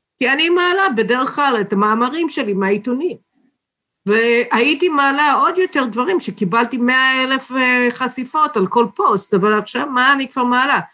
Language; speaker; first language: Hebrew; non-native, fluent; English